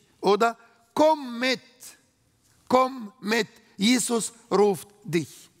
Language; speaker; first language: German; non-native, fluent; Arabic